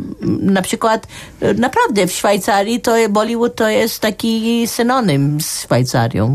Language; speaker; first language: Polish; non-native, fluent; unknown